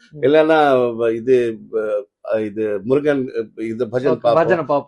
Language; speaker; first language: Tamil; non-native, fluent; Hindi